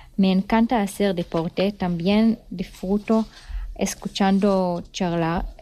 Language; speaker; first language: Spanish; non-native, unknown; Hebrew